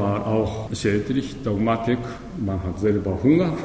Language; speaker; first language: German; non-native, learner; Japanese